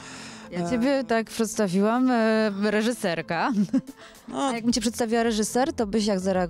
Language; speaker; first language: Polish; native; Polish